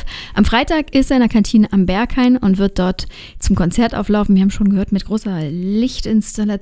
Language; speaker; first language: German; native; German